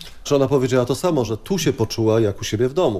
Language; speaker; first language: Polish; native; Polish